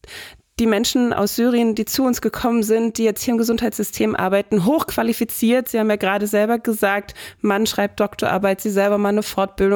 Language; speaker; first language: German; native; German